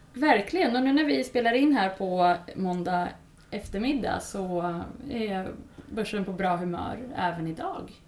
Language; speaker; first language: Swedish; native; Swedish